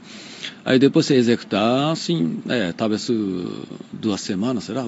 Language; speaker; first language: Portuguese; non-native, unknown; Japanese